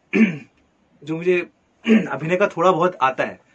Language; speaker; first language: Hindi; native; Hindi